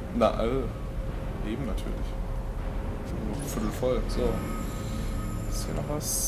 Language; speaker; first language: German; native; German